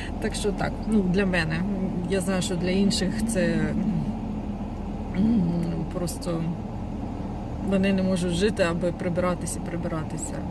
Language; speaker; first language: Ukrainian; non-native, local second language; Russian